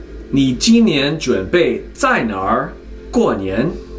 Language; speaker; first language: Chinese; non-native, learner; English